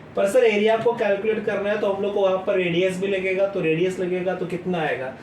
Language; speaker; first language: Hindi; non-native, local second language; Marathi